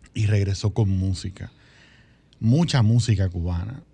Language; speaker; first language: Spanish; native; Spanish